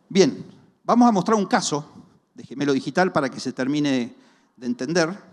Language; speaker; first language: Spanish; native; Spanish